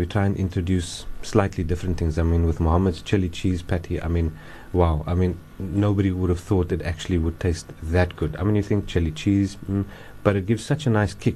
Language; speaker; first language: English; native; English